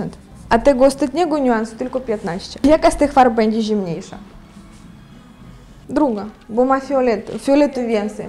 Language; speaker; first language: Polish; non-native, fluent; Ukrainian